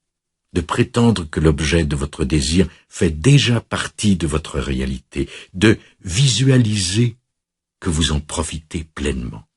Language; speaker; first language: French; native; French